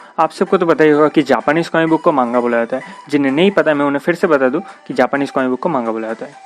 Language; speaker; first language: Hindi; non-native, local second language; Bangla